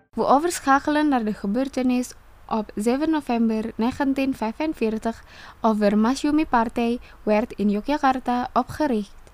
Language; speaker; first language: Dutch; non-native, fluent; Indonesian